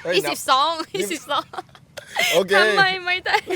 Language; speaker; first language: Thai; non-native, learner; Korean